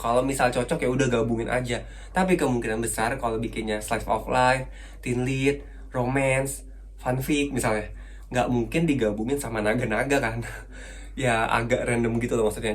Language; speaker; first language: Indonesian; native; Indonesian